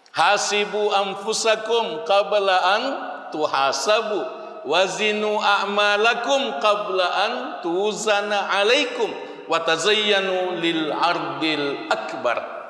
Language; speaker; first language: Malay; non-native, local second language; Buginese